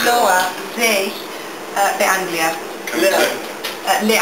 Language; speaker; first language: Hebrew; non-native, learner; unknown